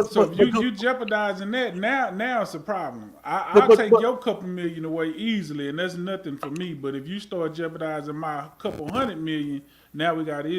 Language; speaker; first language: English; native; English